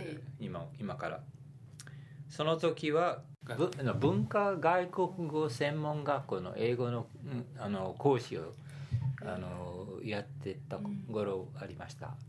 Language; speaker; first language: Japanese; non-native, fluent; English